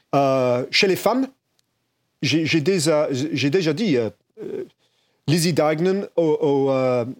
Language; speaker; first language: French; non-native, fluent; English